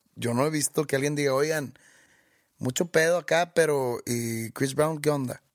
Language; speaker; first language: Spanish; native; Spanish